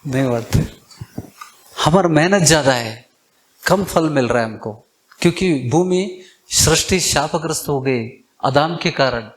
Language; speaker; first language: Hindi; non-native, local second language; Kannada